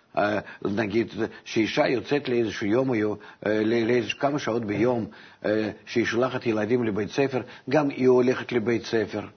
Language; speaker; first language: Hebrew; non-native, fluent; Russian